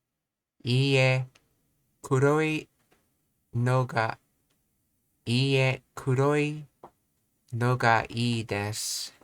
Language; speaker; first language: Japanese; non-native, learner; English